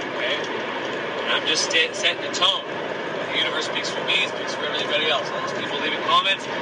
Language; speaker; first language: English; native; English